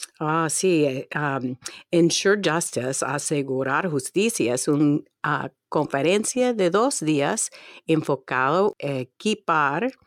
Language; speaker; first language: Spanish; non-native, fluent; English